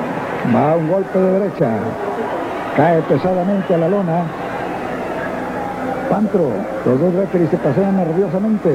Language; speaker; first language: Spanish; native; Spanish